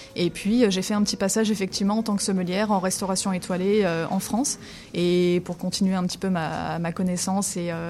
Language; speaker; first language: French; native; French